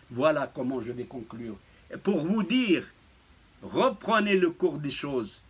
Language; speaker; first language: French; non-native, local second language; Arabic